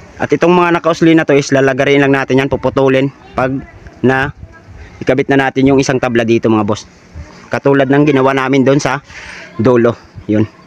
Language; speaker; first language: Filipino; non-native, local second language; Cebuano